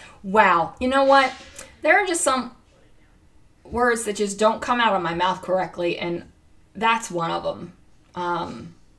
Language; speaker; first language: English; native; English